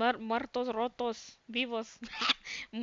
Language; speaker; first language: Spanish; early bilingual, heritage; English